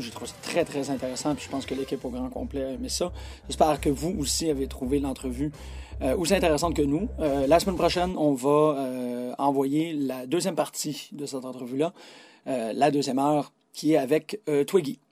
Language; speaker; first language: French; native; French